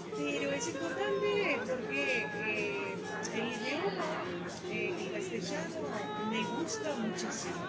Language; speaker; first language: Spanish; non-native, fluent; Greek